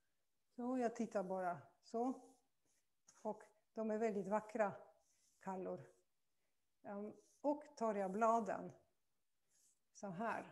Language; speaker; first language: Swedish; non-native, fluent; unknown